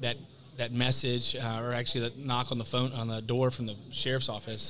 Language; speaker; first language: English; native; English